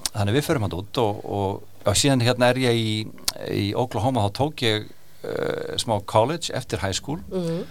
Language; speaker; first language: Icelandic; native; Icelandic